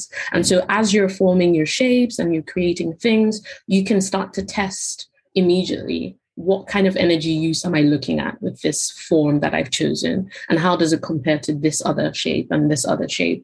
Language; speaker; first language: English; non-native, local second language; Yoruba